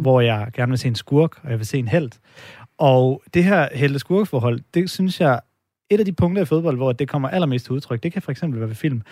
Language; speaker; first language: Danish; native; Danish